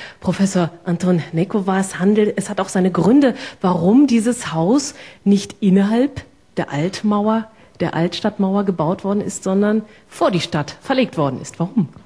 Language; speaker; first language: German; native; German